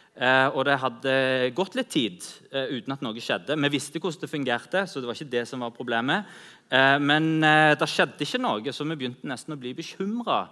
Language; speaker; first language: Norwegian; native; Norwegian